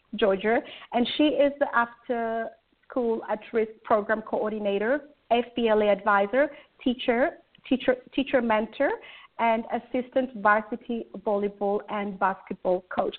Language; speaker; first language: English; native; English